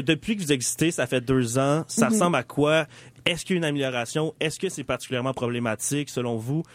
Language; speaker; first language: French; native; French